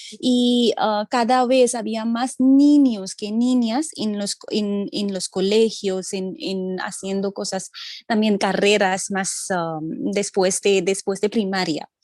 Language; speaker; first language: Spanish; non-native, fluent; Hindi